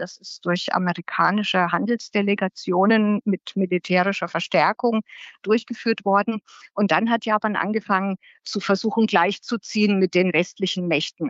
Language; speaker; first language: German; native; German